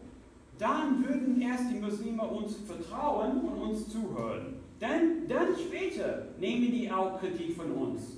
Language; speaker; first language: German; non-native, fluent; English